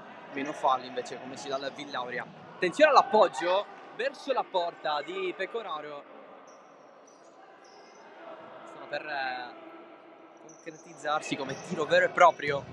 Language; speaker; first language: Italian; native; Italian